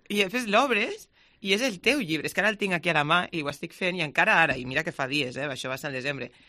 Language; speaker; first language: Catalan; non-native, local second language; Spanish